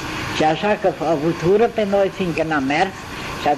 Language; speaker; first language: Romanian; non-native, local second language; German